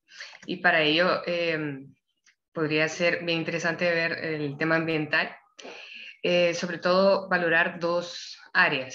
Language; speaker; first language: Spanish; native; Spanish